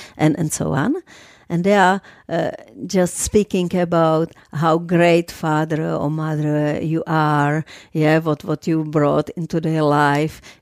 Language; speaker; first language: English; non-native, fluent; Czech